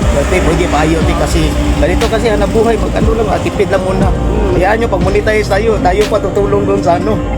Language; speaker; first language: Filipino; non-native, local second language; Cebuano